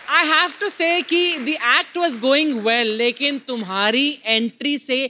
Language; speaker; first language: Hindi; native; Hindi